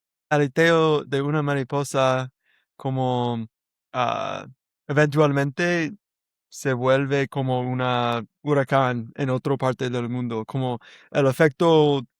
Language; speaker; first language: Spanish; non-native, learner; English